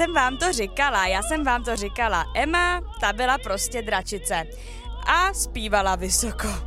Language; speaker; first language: Czech; native; Czech